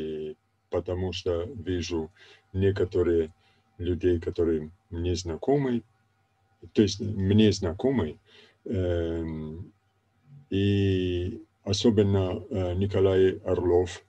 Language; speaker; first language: Russian; non-native, fluent; Italian